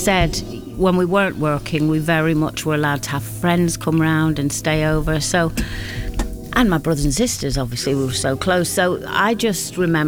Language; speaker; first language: English; native; English